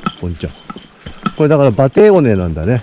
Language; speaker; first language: Japanese; native; Japanese